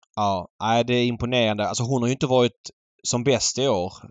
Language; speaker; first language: Swedish; native; Swedish